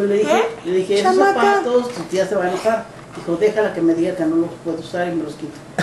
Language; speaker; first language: Spanish; native; Spanish